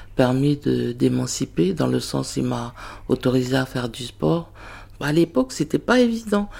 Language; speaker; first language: French; native; French